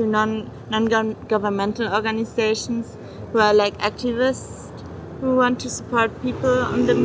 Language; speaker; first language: English; non-native, fluent; German